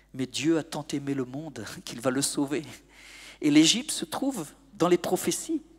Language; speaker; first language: French; native; French